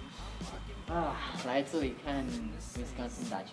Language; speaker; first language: Chinese; non-native, learner; English